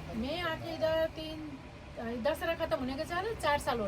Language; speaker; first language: Hindi; non-native, local second language; Nepali